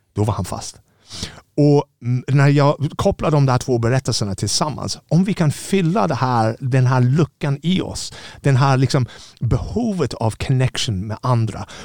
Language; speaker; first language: Swedish; non-native, fluent; English